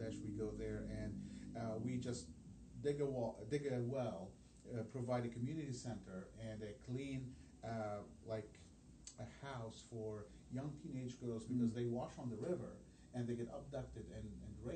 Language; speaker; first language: English; non-native, fluent; Arabic